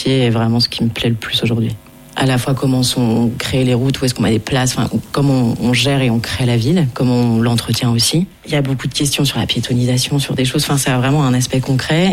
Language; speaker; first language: French; native; French